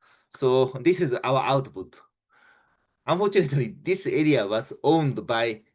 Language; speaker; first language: English; non-native, fluent; Japanese